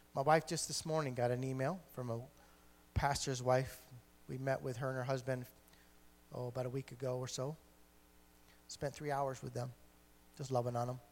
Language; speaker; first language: English; native; English